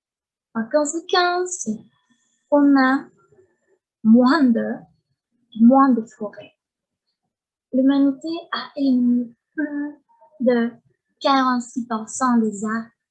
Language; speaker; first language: French; non-native, learner; Spanish